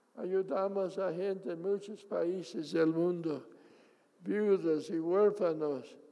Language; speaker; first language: Spanish; non-native, fluent; English